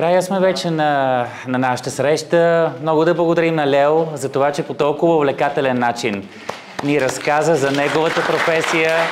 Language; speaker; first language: Bulgarian; native; Bulgarian